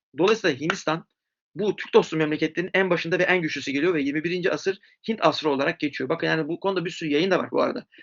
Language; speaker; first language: Turkish; native; Turkish